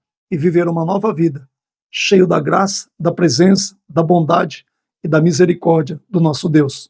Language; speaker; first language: Portuguese; native; Portuguese